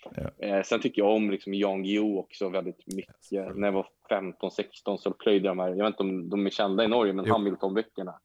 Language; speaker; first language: Swedish; native; Swedish